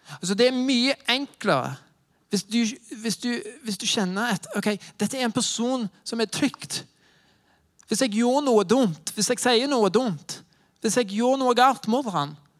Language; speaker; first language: Norwegian; non-native, fluent; English